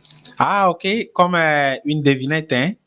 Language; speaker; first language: French; non-native, fluent; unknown